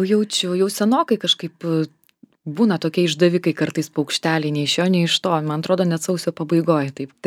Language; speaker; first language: Lithuanian; native; Lithuanian